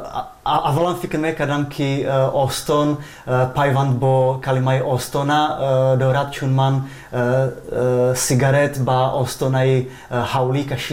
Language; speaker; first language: Persian; non-native, fluent; Czech